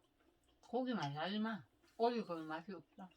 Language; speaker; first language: Korean; non-native, learner; Cebuano